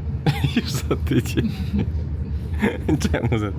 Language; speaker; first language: Polish; native; Polish